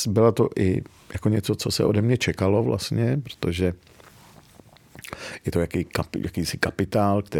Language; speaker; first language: Czech; early bilingual, other home language; Arabic